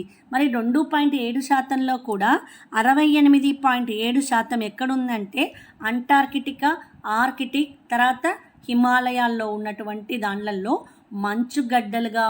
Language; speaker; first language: Telugu; native; Telugu